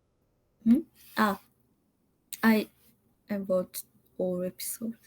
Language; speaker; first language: English; non-native, learner; Japanese